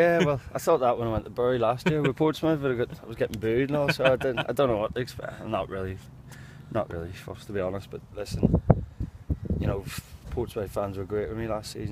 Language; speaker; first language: English; native; English